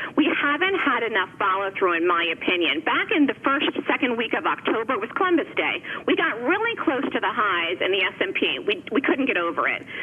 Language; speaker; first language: English; native; English